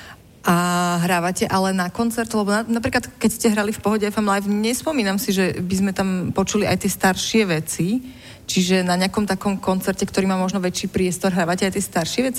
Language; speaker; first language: Slovak; native; Slovak